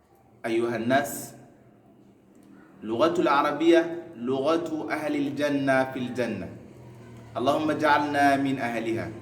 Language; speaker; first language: Arabic; non-native, fluent; Hausa